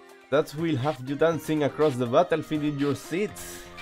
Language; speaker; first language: English; non-native, learner; Spanish